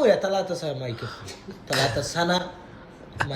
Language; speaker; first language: Arabic; non-native, learner; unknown